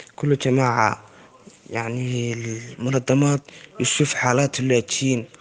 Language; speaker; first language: Arabic; non-native, local second language; Somali